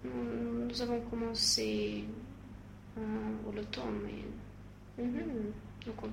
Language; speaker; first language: French; non-native, learner; Russian